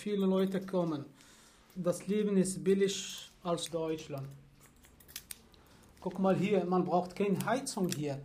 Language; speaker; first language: German; non-native, learner; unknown